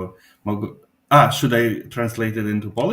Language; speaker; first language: English; non-native, fluent; Polish